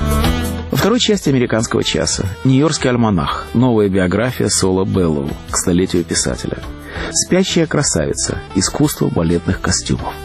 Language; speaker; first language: Russian; native; Russian